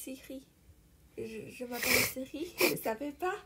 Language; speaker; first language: French; non-native, fluent; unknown